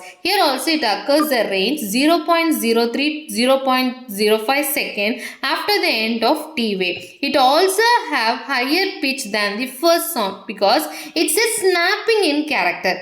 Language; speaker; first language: English; non-native, local second language; Tamil